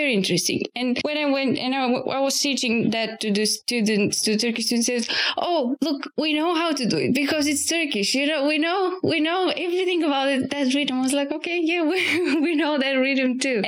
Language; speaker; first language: English; non-native, fluent; Bulgarian